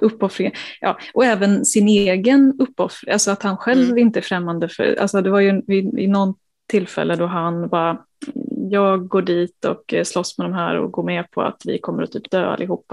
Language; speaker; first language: Swedish; native; Swedish